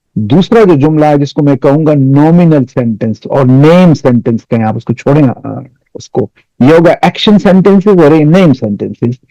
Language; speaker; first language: Urdu; non-native, local second language; Pashto